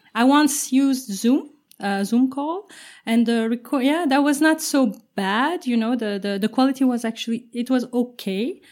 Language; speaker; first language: English; non-native, fluent; Turkish